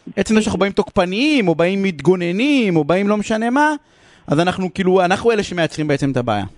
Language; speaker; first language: Hebrew; native; Hebrew